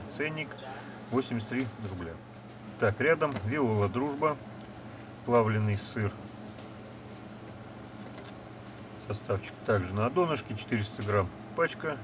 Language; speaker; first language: Russian; native; Russian